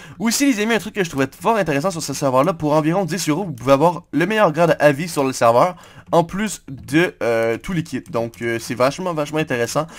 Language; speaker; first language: French; native; French